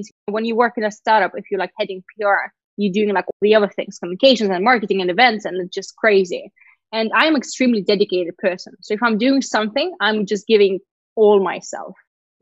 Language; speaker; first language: English; non-native, fluent; Russian